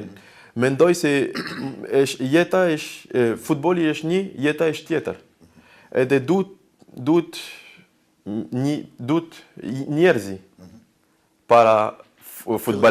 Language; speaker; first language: Albanian; non-native, learner; French